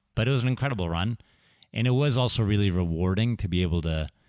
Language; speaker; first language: English; native; English